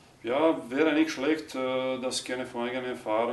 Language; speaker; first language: German; non-native, learner; Croatian